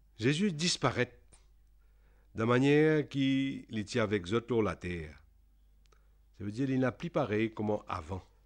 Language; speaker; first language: French; non-native, local second language; Réunion Creole French